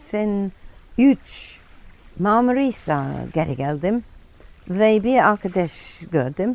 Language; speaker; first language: Turkish; non-native, learner; English